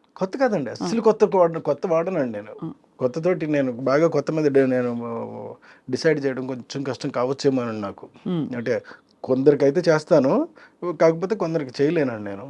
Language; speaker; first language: Telugu; native; Telugu